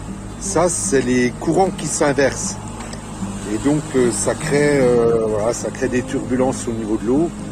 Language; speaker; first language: French; native; French